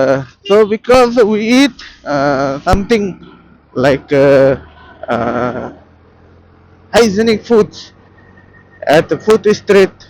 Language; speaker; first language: English; non-native, local second language; Bangla